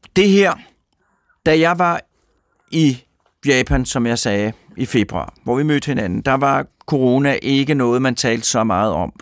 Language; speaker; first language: Danish; native; Danish